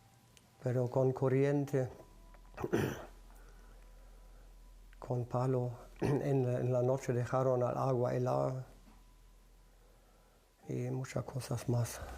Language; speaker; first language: Spanish; early bilingual, other home language; German